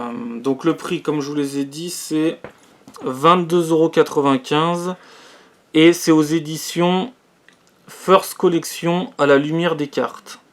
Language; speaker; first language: French; native; French